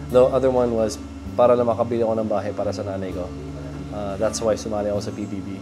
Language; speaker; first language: Filipino; non-native, local second language; Cebuano